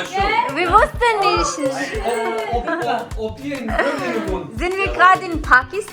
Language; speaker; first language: German; early bilingual, other home language; Urdu